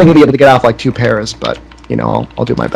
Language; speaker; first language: English; native; English